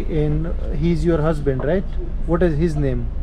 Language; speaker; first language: English; non-native, learner; Urdu